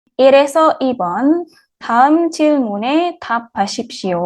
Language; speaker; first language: Korean; non-native, fluent; Indonesian